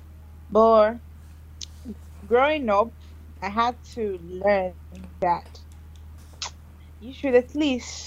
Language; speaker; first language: English; non-native, local second language; Igbo